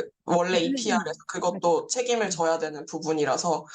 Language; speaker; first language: Korean; native; Korean